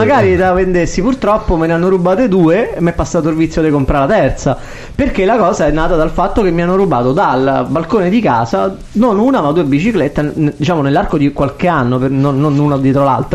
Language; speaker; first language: Italian; native; Italian